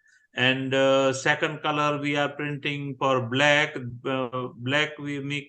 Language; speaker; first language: English; non-native, learner; Gujarati